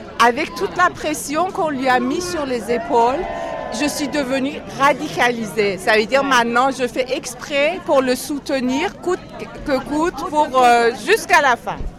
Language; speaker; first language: French; non-native, fluent; Persian